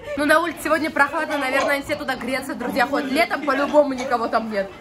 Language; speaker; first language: Russian; native; Russian